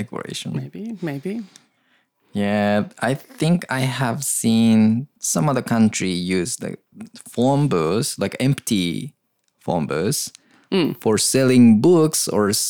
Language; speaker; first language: English; non-native, learner; Japanese